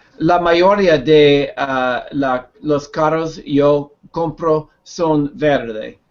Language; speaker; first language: Spanish; non-native, learner; English